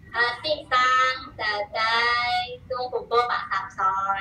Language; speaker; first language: Chinese; non-native, learner; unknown